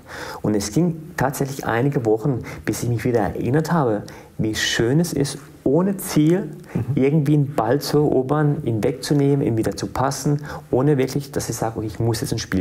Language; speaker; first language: German; early bilingual, other home language; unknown